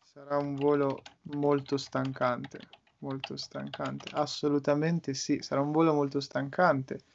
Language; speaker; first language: Italian; native; Italian